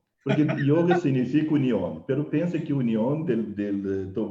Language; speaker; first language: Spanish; non-native, fluent; Portuguese